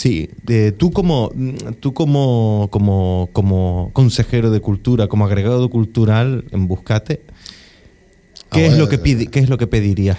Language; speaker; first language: Spanish; native; Spanish